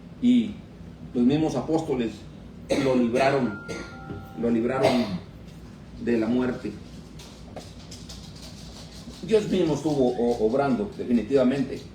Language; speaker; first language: Spanish; native; Spanish